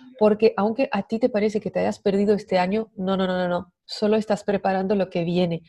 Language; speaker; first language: Spanish; non-native, fluent; French